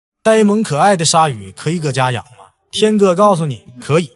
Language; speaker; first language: Chinese; native; Chinese